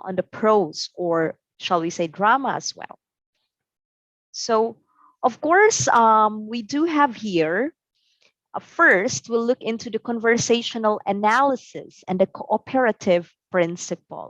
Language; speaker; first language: English; non-native, local second language; Cebuano